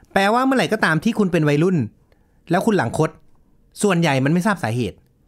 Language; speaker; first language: Thai; native; Thai